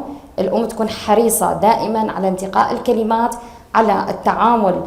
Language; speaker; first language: Arabic; native; Arabic